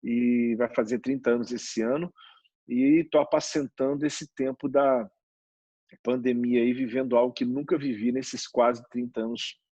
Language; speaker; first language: Portuguese; native; Portuguese